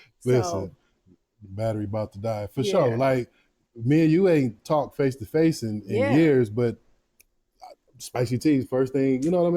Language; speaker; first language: English; native; English